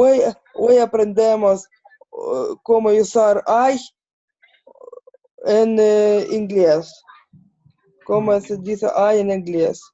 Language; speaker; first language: Spanish; non-native, learner; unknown